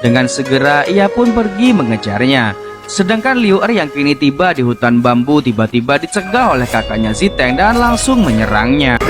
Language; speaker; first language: Indonesian; native; Indonesian